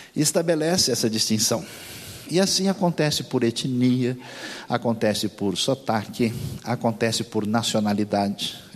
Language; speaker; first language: Portuguese; native; Portuguese